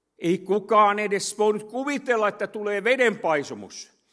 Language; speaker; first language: Finnish; native; Finnish